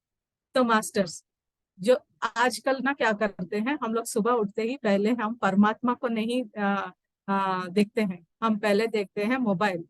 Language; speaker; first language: Hindi; native; Hindi